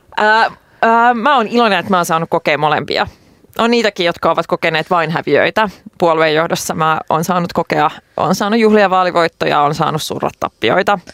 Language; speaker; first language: Finnish; non-native, local second language; Swedish